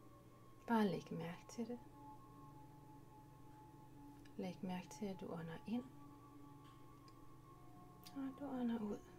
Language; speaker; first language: Danish; native; Danish